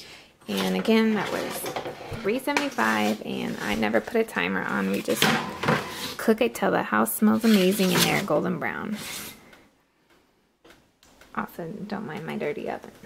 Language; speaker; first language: English; native; English